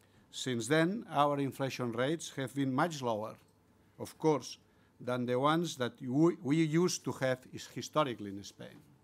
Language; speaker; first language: English; non-native, fluent; Catalan